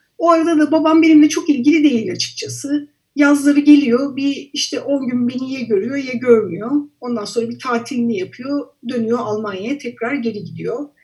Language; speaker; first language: Turkish; native; Turkish